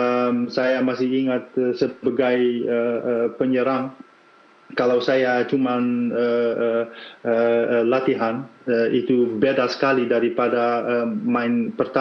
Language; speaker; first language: Indonesian; non-native, fluent; Dutch